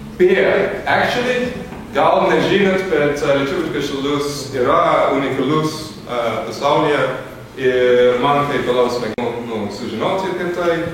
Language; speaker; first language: Lithuanian; non-native, fluent; English